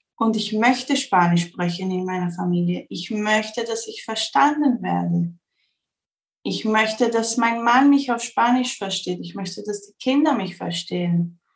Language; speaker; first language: German; early bilingual, heritage; Spanish